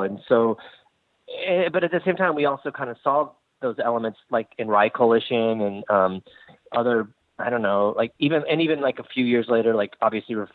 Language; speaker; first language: English; native; English